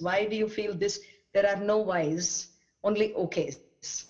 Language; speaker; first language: English; non-native, local second language; Tamil